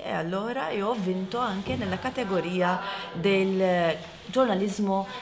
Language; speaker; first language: Italian; non-native, fluent; Maltese